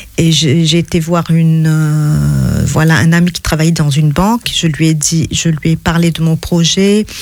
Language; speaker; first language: French; non-native, local second language; Arabic